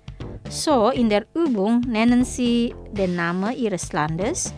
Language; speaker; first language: German; non-native, fluent; Indonesian